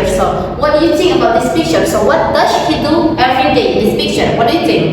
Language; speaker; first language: English; non-native, learner; Indonesian